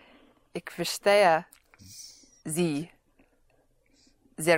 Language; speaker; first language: German; non-native, learner; English